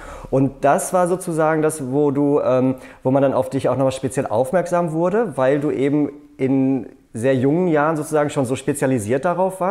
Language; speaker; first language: German; native; German